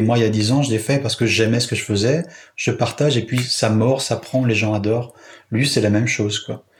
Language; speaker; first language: French; native; French